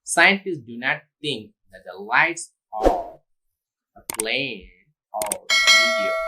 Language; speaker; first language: English; non-native, local second language; Tamil